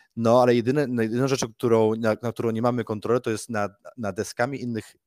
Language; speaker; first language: Polish; early bilingual, heritage; Spanish